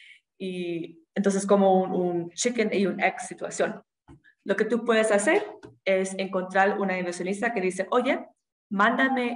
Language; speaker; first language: Spanish; non-native, fluent; English